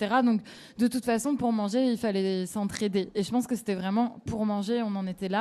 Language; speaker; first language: French; native; French